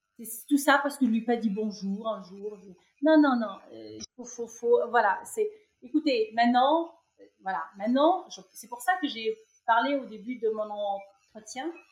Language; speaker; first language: French; non-native, local second language; Arabic